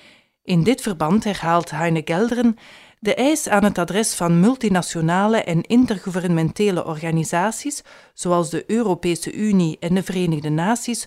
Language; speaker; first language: Dutch; native; Dutch